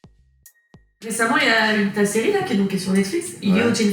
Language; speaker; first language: French; native; French